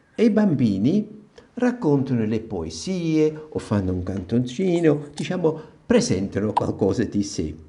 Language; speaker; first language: Italian; non-native, fluent; German